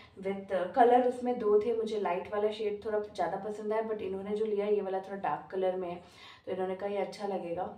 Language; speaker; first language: Hindi; non-native, local second language; Bangla